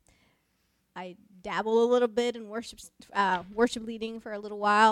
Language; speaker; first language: English; non-native, fluent; Spanish